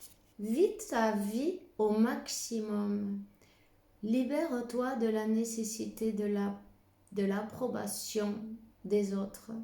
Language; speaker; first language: French; non-native, fluent; Spanish